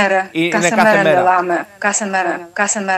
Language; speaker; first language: Greek; non-native, local second language; Ukrainian